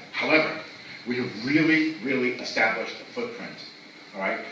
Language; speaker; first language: English; native; English